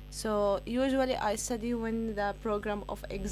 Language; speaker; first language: English; non-native, learner; Arabic